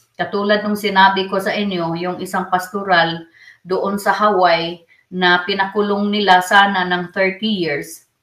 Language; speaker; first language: Filipino; non-native, local second language; Cebuano